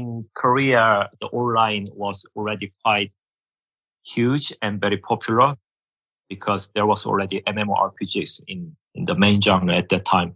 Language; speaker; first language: English; non-native, fluent; Korean